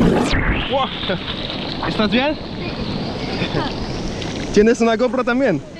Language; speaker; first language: Spanish; non-native, learner; French